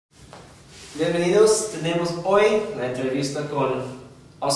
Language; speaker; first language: Spanish; non-native, learner; English